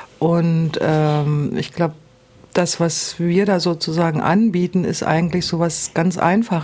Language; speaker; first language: German; native; German